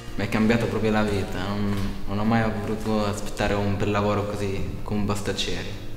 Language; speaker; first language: Italian; non-native, learner; Arabic